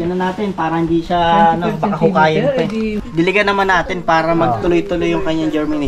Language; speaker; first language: Filipino; native; Filipino